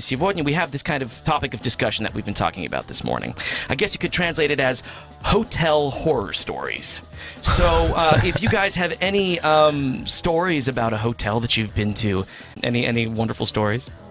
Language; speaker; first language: English; native; English